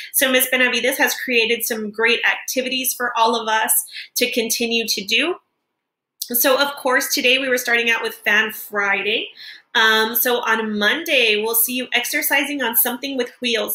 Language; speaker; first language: English; native; English